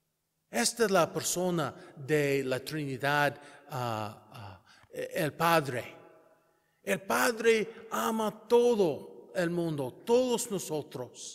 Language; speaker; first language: Spanish; non-native, learner; English